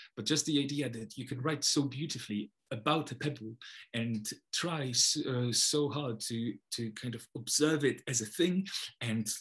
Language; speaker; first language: English; non-native, fluent; Polish